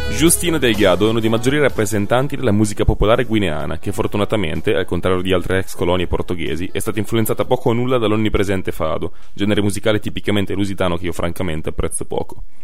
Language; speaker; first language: Italian; native; Italian